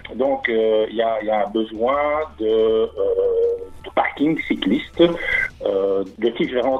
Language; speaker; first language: French; native; French